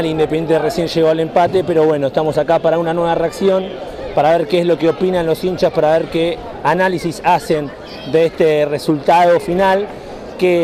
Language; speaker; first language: Spanish; native; Spanish